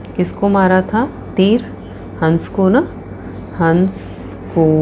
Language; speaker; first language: Hindi; non-native, local second language; Punjabi